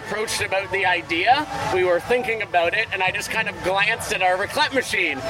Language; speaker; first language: English; native; English